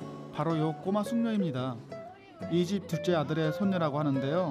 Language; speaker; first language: Korean; native; Korean